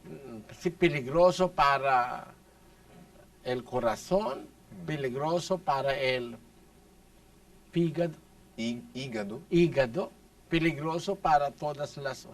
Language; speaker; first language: Spanish; non-native, learner; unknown